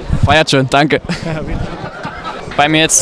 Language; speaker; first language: German; native; German